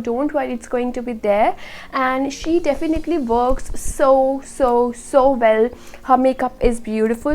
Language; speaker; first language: English; non-native, local second language; Hindi